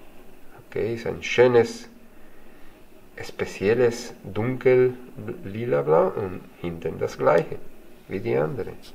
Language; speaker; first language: German; non-native, fluent; Spanish